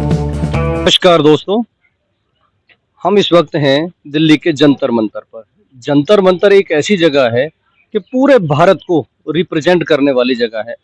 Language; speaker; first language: Hindi; native; Hindi